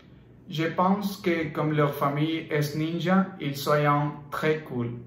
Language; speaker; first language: French; non-native, learner; Spanish